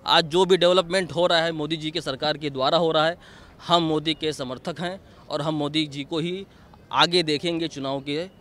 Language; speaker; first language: Hindi; non-native, local second language; Gujarati